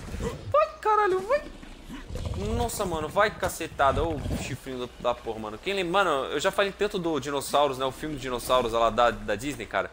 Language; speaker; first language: Portuguese; native; Portuguese